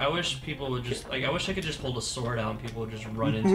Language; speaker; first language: English; native; English